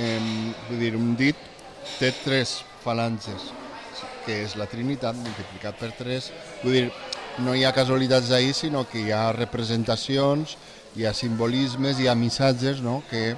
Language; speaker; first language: Catalan; native; Catalan